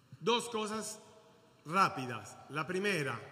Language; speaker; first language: Portuguese; non-native, learner; Italian